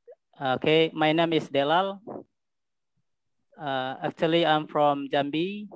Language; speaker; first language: English; non-native, learner; Indonesian